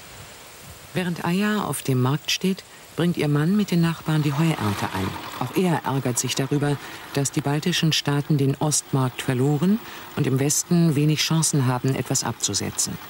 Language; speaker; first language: German; native; German